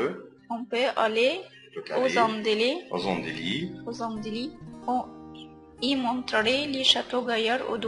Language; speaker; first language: French; non-native, learner; Arabic